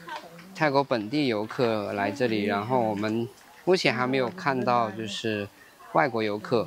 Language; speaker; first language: Chinese; native; Chinese